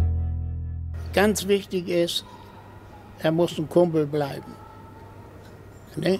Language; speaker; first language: German; native; German